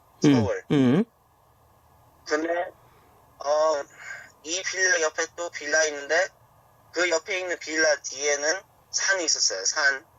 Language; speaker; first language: Korean; early bilingual, heritage; Korean